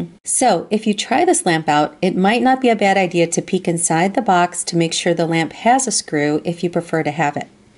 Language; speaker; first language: English; native; English